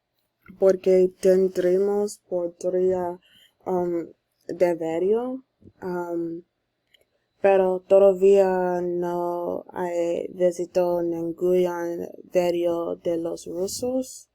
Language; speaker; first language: Spanish; non-native, learner; English